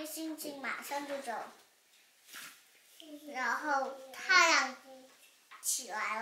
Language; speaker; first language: Chinese; early bilingual, heritage; Chinese